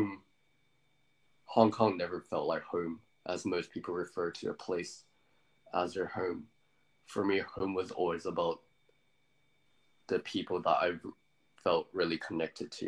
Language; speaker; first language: English; native; English